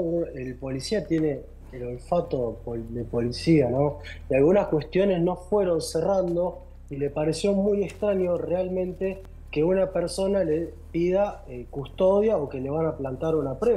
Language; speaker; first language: Spanish; native; Spanish